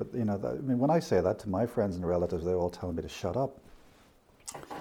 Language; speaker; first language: English; native; English